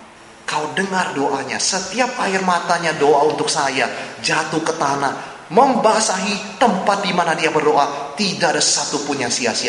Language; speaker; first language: Indonesian; native; Indonesian